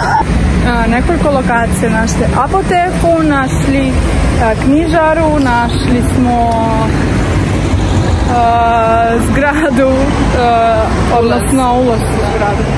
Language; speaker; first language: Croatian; non-native, fluent; Russian